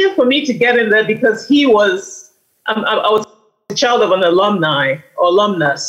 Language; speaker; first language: English; native; English